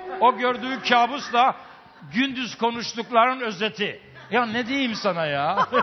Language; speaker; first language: Turkish; native; Turkish